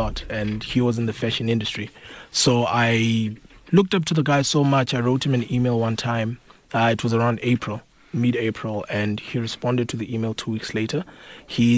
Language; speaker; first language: English; non-native, local second language; North Ndebele